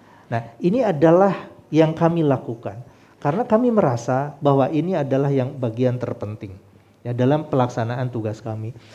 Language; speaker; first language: Indonesian; non-native, local second language; Sundanese